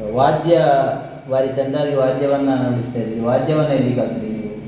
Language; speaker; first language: Kannada; native; Kannada